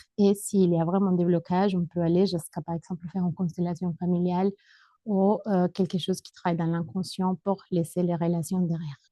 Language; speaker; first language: French; non-native, fluent; Spanish